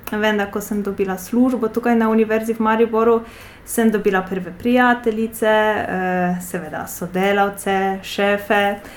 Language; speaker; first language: Slovenian; non-native, fluent; Polish